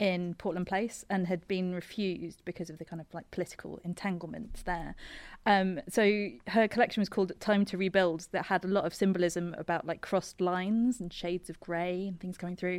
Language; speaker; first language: English; native; English